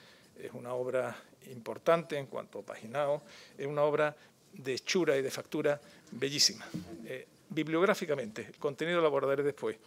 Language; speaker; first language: Spanish; native; Spanish